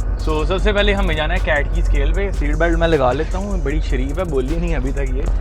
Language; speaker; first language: Urdu; non-native, local second language; Punjabi